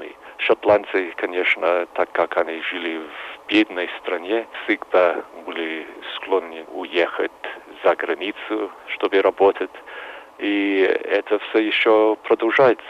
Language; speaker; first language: Russian; non-native, fluent; English